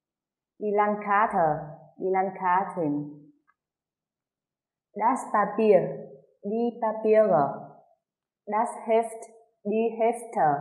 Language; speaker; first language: German; non-native, fluent; Vietnamese